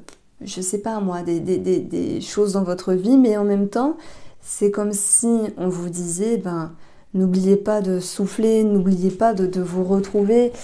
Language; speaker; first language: French; native; French